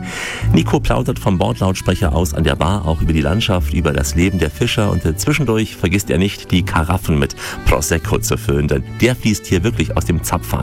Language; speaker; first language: German; native; German